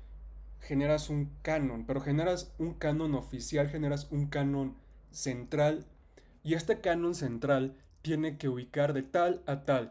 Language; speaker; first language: Spanish; native; Spanish